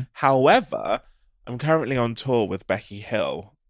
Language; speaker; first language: English; native; English